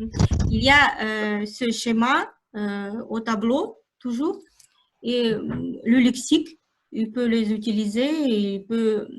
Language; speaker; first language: French; non-native, fluent; Russian